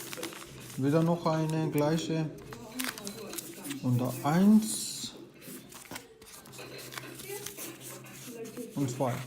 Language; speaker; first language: German; non-native, learner; Urdu